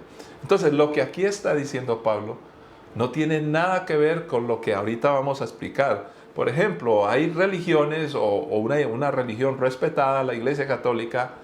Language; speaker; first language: Spanish; native; Spanish